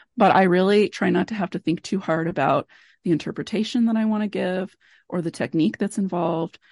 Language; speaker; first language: English; native; English